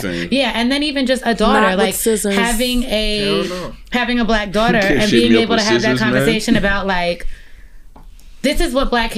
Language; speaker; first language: English; native; English